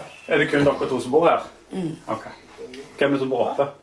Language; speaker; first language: Norwegian; native; Norwegian